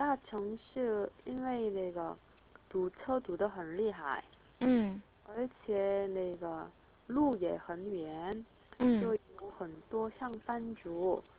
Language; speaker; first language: Chinese; non-native, learner; Korean